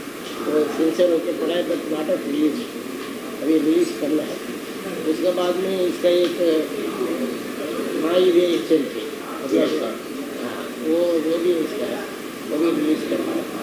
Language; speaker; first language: Hindi; non-native, local second language; Kannada